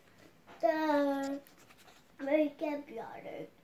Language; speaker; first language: Swedish; non-native, learner; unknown